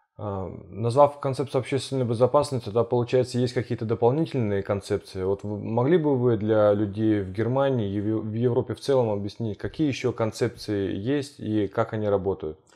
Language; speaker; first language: Russian; early bilingual, heritage; Russian